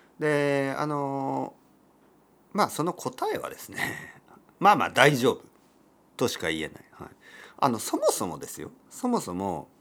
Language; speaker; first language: Japanese; native; Japanese